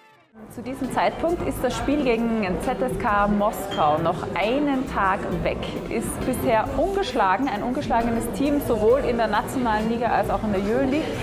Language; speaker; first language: German; native; German